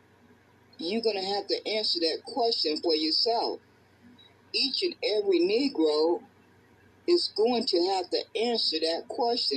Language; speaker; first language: English; native; English